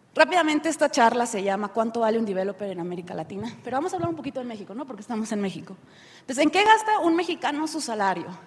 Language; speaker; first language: Spanish; native; Spanish